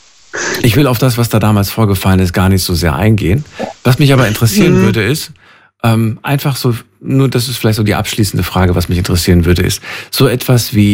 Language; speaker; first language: German; native; German